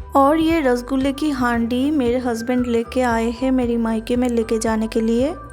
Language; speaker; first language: Hindi; non-native, local second language; Bangla